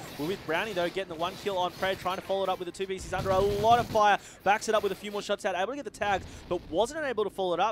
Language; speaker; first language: English; native; English